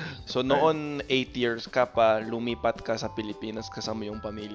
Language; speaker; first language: Filipino; non-native, fluent; English